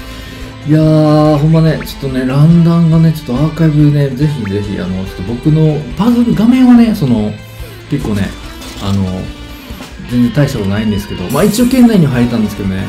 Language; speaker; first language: Japanese; native; Japanese